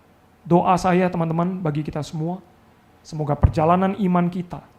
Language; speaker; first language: Indonesian; native; Indonesian